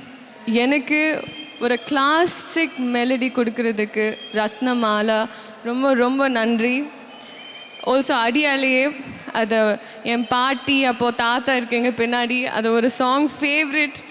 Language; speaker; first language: Tamil; non-native, learner; Telugu